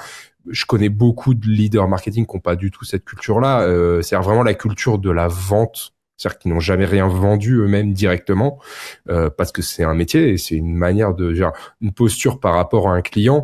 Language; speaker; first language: French; native; French